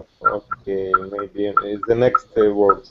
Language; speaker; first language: English; non-native, learner; Russian